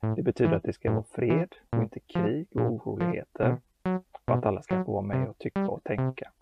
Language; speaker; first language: Swedish; native; Swedish